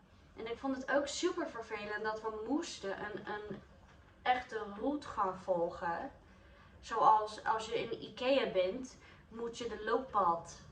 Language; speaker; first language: Dutch; non-native, learner; English